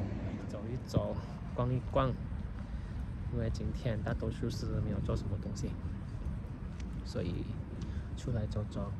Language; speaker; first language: Chinese; early bilingual, heritage; Chinese